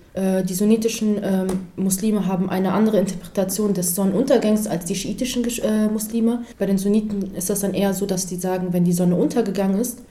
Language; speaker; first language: German; early bilingual, other home language; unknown